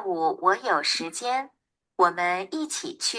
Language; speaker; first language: Chinese; non-native, learner; Bangla